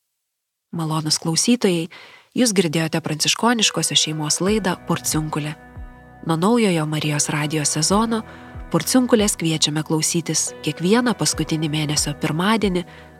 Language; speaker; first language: Lithuanian; native; Lithuanian